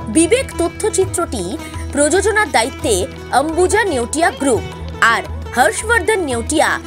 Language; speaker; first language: Bangla; native; Bangla